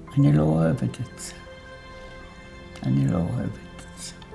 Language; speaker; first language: Hebrew; non-native, fluent; Polish